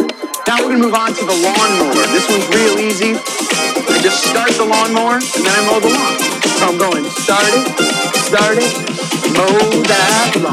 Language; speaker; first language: English; native; English